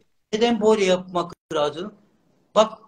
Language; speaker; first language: Turkish; non-native, learner; Japanese